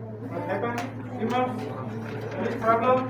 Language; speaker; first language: English; non-native, learner; Indonesian